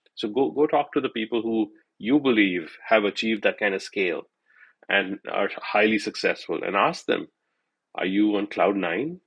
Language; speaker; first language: English; non-native, local second language; Hindi